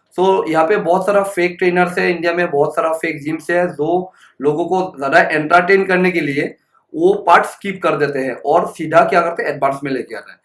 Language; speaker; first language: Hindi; non-native, local second language; Assamese